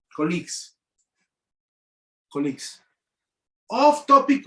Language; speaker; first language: Spanish; native; Spanish